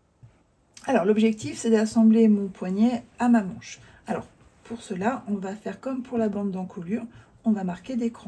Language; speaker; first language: French; native; French